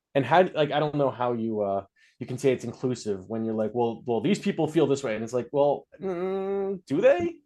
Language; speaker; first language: English; native; English